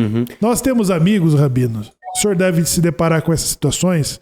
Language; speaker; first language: Portuguese; native; Portuguese